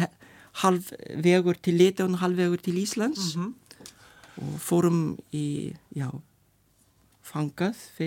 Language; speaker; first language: Icelandic; non-native, fluent; Lithuanian